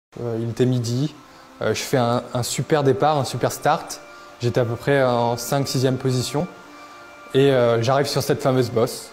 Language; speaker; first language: French; native; French